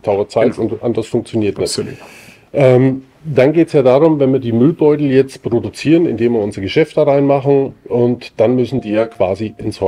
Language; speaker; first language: German; native; German